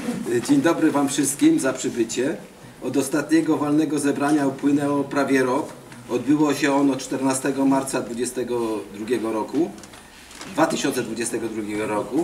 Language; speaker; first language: Polish; early bilingual, heritage; Polish